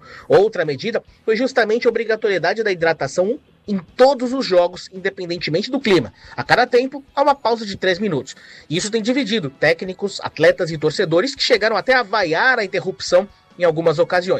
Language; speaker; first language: Portuguese; native; Portuguese